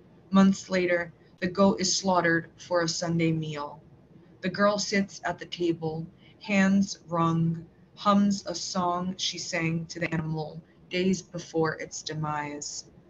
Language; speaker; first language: English; early bilingual, other home language; Portuguese